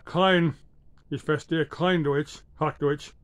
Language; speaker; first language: German; non-native, learner; English